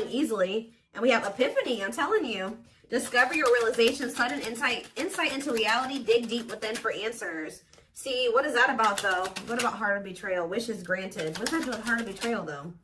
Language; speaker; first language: English; native; English